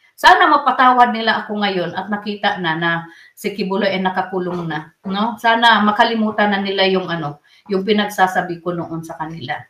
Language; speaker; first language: Filipino; non-native, local second language; Cebuano